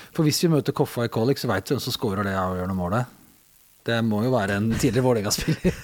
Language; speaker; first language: Norwegian; native; Norwegian